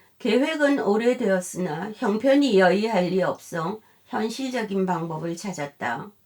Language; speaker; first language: Korean; native; Korean